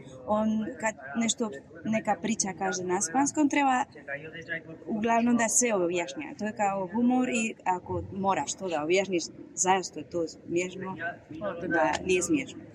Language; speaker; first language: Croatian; non-native, learner; Spanish